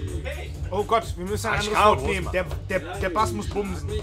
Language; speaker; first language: German; native; German